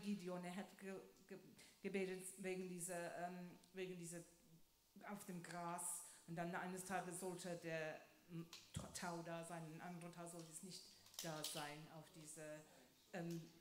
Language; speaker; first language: German; non-native, fluent; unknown